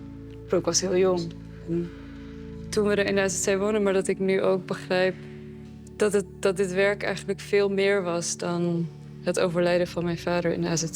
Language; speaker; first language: Dutch; early bilingual, other home language; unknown